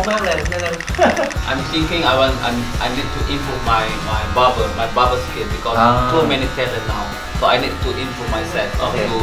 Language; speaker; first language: English; non-native, learner; Malay